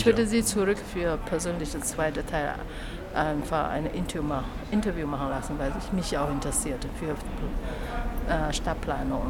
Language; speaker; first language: German; non-native, learner; Chinese